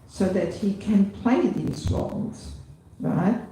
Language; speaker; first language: English; non-native, fluent; German